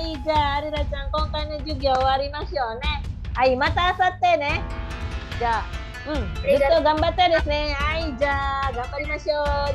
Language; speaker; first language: Japanese; non-native, fluent; Indonesian